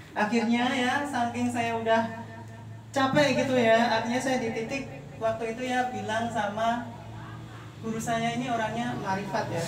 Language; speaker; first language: Indonesian; non-native, fluent; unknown